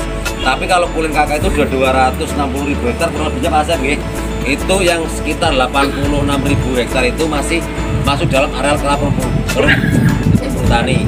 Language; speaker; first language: Indonesian; native; Indonesian